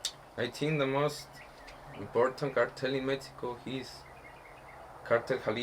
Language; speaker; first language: English; non-native, learner; Spanish